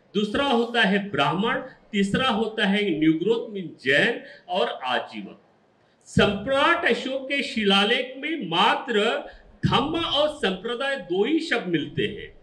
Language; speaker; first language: Hindi; non-native, local second language; Marathi